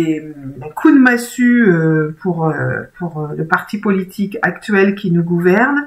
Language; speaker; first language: French; native; French